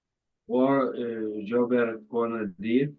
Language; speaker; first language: Norwegian; non-native, learner; Lithuanian